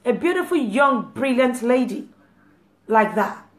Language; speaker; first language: English; non-native, local second language; Yoruba